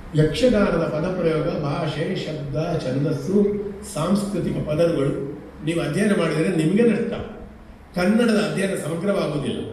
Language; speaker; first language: Kannada; non-native, local second language; Konkani